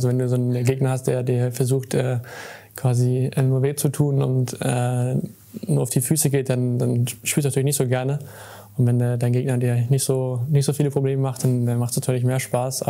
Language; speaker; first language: German; native; German